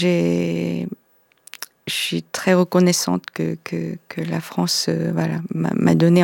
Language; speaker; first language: French; non-native, fluent; Korean